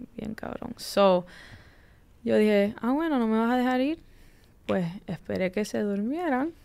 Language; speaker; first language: Spanish; early bilingual, heritage; Spanish